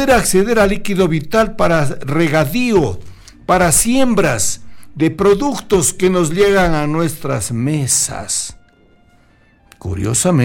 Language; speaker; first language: Spanish; native; Spanish